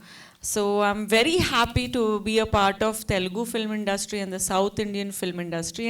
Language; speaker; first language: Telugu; non-native, fluent; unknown